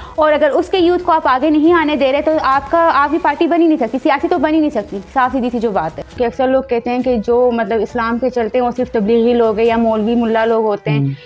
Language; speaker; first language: Urdu; non-native, local second language; Punjabi